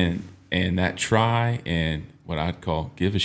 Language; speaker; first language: English; native; English